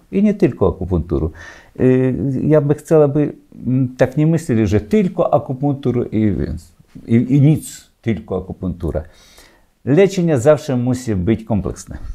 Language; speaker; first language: Polish; non-native, learner; Ukrainian